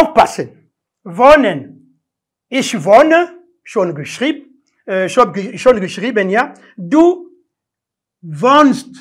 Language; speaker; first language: German; non-native, learner; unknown